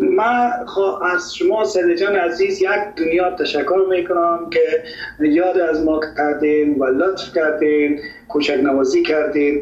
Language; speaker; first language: Persian; native; Persian